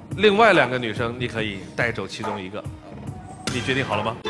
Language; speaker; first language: Chinese; native; Chinese